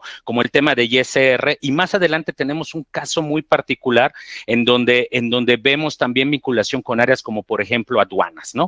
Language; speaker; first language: Spanish; native; Spanish